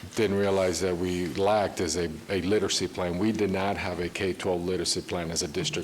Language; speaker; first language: English; early bilingual, other home language; Spanish